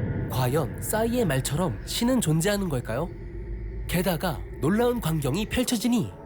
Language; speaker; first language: Korean; native; Korean